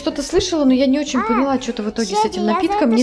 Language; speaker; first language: Russian; native; Russian